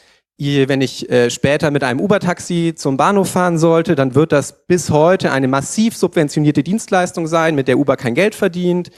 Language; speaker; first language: German; native; German